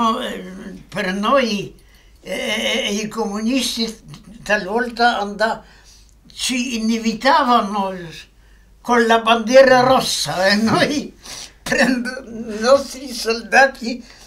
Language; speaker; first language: Italian; non-native, fluent; Polish